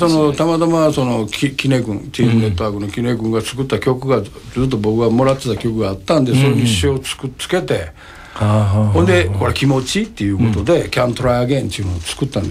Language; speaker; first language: Japanese; native; Japanese